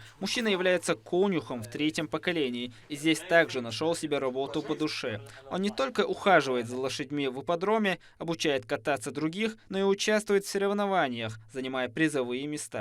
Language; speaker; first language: Russian; native; Russian